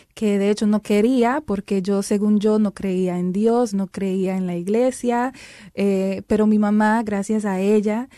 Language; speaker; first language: Spanish; early bilingual, heritage; Spanish